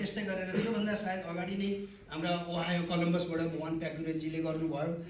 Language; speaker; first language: Nepali; native; Nepali